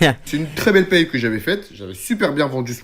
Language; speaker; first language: French; native; French